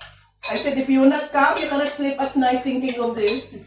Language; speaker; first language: English; non-native, learner; Filipino